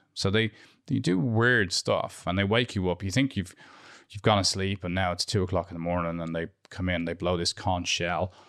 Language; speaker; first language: English; native; English